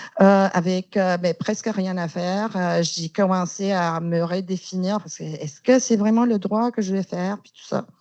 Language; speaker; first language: French; non-native, fluent; Romanian